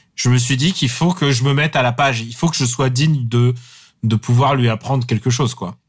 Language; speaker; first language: French; non-native, fluent; Russian